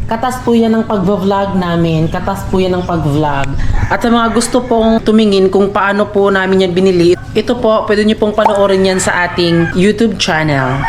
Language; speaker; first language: Filipino; non-native, local second language; Cebuano